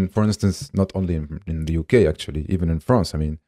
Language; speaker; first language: English; non-native, fluent; French